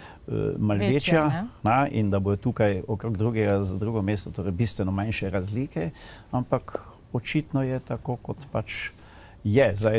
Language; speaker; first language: Slovenian; native; Slovenian